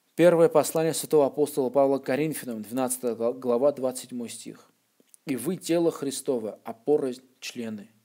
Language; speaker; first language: Russian; non-native, local second language; Armenian